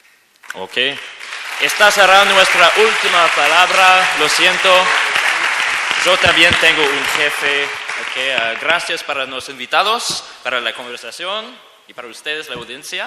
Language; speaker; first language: Spanish; non-native, learner; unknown